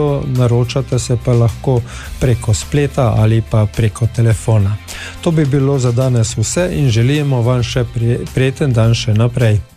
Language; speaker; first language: Slovenian; native; Slovenian